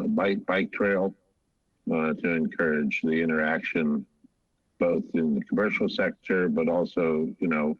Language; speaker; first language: English; native; English